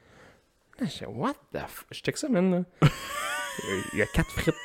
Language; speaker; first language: French; native; French